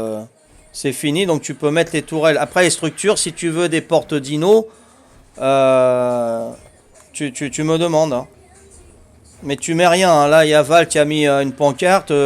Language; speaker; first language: French; native; French